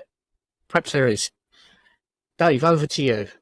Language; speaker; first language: English; native; English